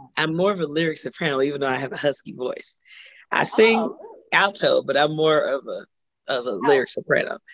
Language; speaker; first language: English; native; English